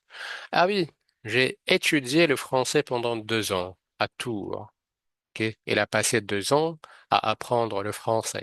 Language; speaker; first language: French; non-native, fluent; Arabic